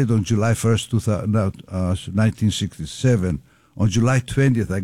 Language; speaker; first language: English; non-native, fluent; Greek